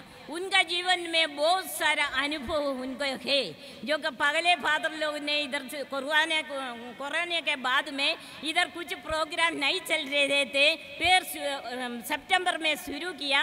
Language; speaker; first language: Hindi; non-native, local second language; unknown